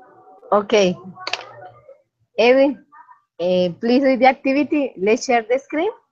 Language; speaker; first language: English; non-native, learner; Spanish